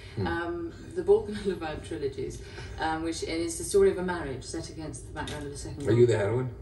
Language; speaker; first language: English; native; English